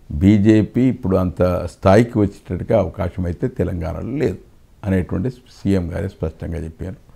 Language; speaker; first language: Telugu; native; Telugu